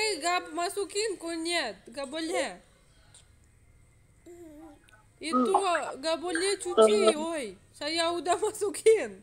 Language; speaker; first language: Indonesian; non-native, learner; Russian